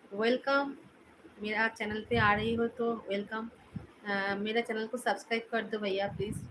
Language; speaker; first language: Hindi; non-native, local second language; Bangla